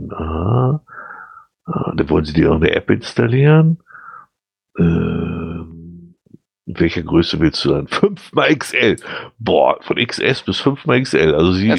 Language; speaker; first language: German; native; German